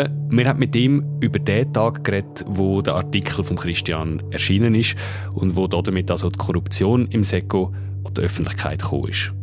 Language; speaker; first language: German; native; German